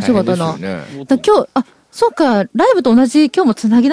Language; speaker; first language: Japanese; native; Japanese